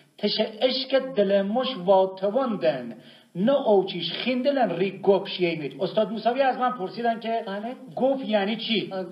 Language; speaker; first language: Persian; native; Persian